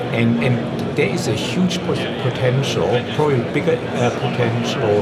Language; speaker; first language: English; non-native, fluent; German